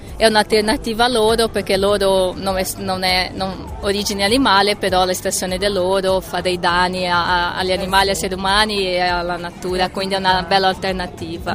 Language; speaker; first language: Italian; non-native, fluent; Portuguese